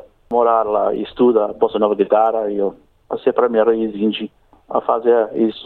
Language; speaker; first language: Portuguese; non-native, learner; English